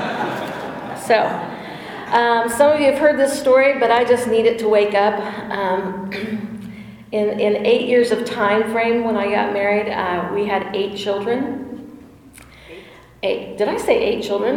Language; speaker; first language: English; native; English